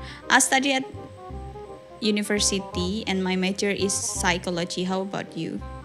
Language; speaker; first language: English; non-native, learner; Indonesian